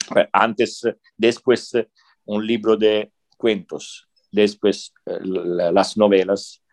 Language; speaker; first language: Spanish; non-native, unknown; Italian